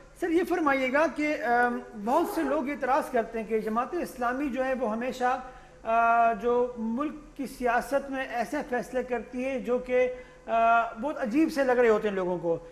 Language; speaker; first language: Urdu; non-native, local second language; Pashto